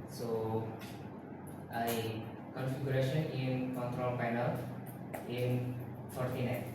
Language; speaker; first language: English; non-native, learner; Indonesian